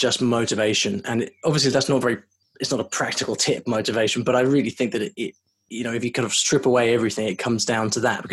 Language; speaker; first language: English; native; English